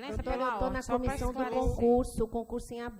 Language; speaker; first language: Portuguese; native; Portuguese